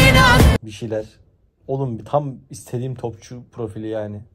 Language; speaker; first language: Turkish; native; Turkish